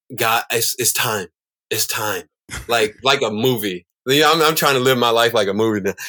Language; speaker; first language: English; native; English